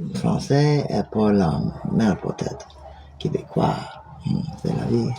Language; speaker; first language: French; non-native, learner; English